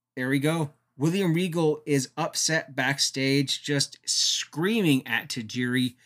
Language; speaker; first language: English; native; English